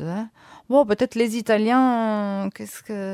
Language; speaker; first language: French; non-native, fluent; Italian